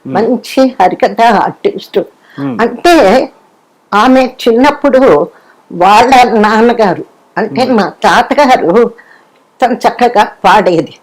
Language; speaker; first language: Telugu; non-native, local second language; Kannada